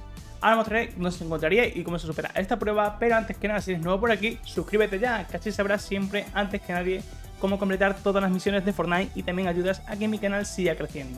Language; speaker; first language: Spanish; native; Spanish